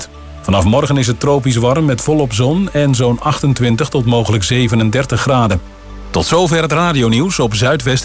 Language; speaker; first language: Dutch; native; Dutch